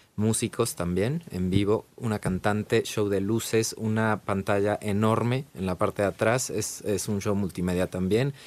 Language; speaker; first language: Spanish; native; Spanish